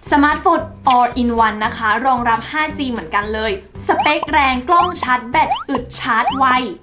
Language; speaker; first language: Thai; native; Thai